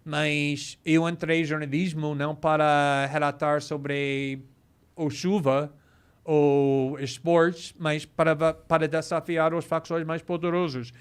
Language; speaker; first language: Portuguese; non-native, fluent; English